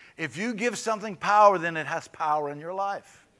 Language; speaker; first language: English; native; English